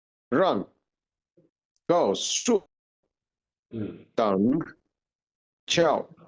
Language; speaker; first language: Chinese; non-native, learner; Urdu